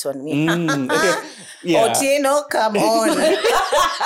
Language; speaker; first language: English; non-native, local second language; Swahili